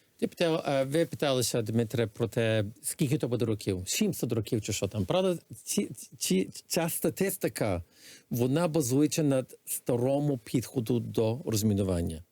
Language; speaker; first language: Ukrainian; early bilingual, heritage; Ukrainian